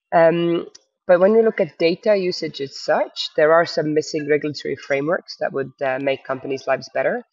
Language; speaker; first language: English; non-native, fluent; Estonian